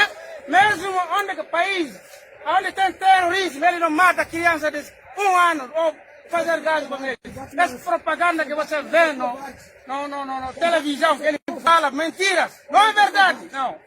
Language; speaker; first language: Portuguese; non-native, learner; Haitian Creole